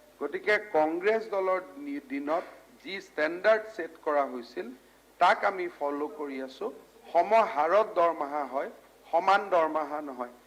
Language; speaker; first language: Assamese; native; Assamese